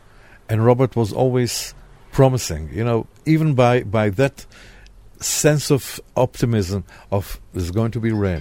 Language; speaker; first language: English; non-native, fluent; Hebrew